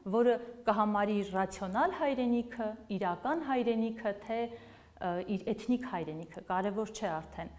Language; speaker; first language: Armenian; native; Armenian